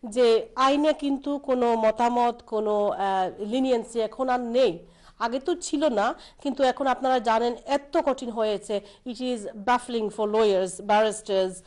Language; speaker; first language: Bangla; early bilingual, heritage; Bangla